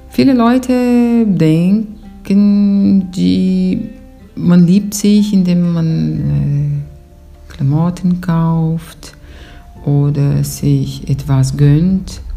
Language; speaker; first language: German; non-native, fluent; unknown